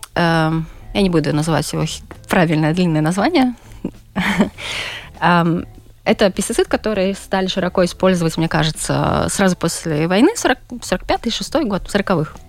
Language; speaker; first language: Russian; native; Russian